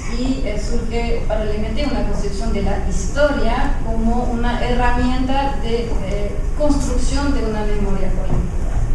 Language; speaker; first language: Spanish; non-native, fluent; French